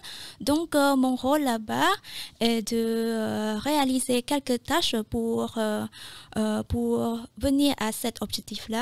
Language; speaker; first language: French; non-native, fluent; Khmer